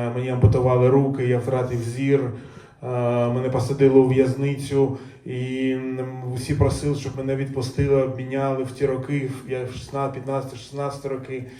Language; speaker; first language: Ukrainian; native; Ukrainian